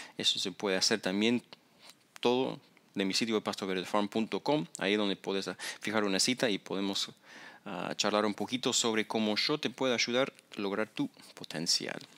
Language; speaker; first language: Spanish; non-native, fluent; English